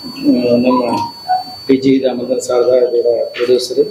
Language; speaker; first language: Tamil; non-native, learner; Malayalam